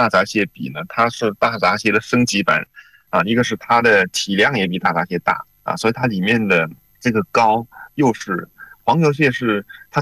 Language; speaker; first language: Chinese; native; Chinese